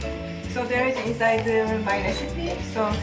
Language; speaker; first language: English; non-native, learner; Korean